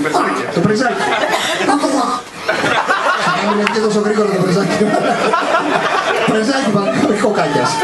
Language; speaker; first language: Greek; native; Greek